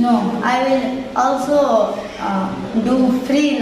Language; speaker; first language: English; non-native, learner; Hindi